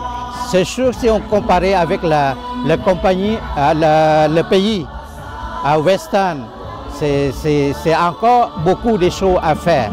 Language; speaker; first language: French; non-native, learner; Lao